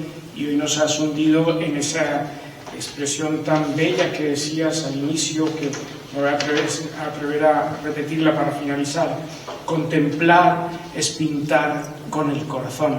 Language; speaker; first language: Spanish; native; Spanish